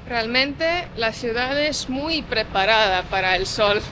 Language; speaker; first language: Spanish; non-native, fluent; Estonian